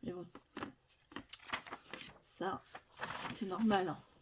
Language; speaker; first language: French; native; French